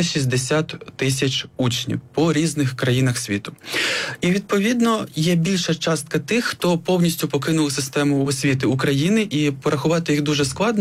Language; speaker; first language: Ukrainian; native; Ukrainian